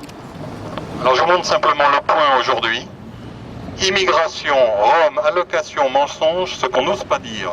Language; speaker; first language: French; native; French